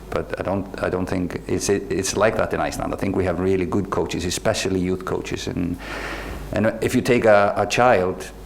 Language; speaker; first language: English; non-native, fluent; Icelandic